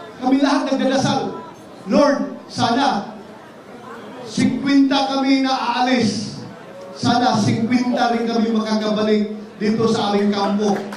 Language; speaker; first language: Filipino; non-native, local second language; Cebuano